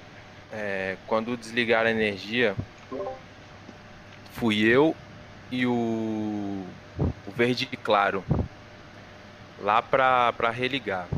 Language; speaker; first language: Portuguese; native; Portuguese